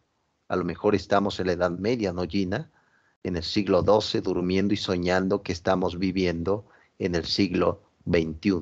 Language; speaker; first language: Spanish; native; Spanish